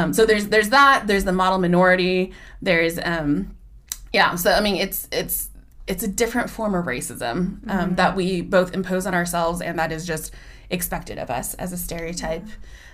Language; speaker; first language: English; native; English